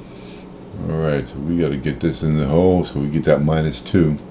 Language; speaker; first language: English; native; English